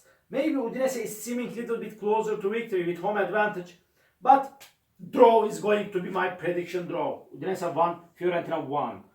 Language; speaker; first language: English; non-native, learner; Turkish